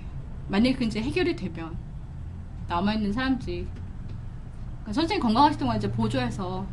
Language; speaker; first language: Korean; early bilingual, heritage; Korean